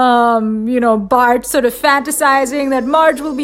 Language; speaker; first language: English; non-native, local second language; Hindi